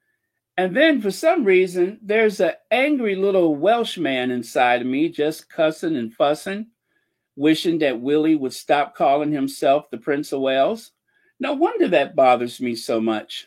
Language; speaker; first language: English; native; English